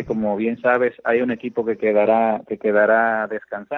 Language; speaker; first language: Spanish; native; Spanish